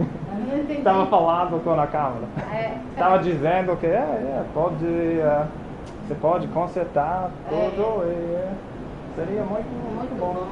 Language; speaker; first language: Portuguese; non-native, learner; English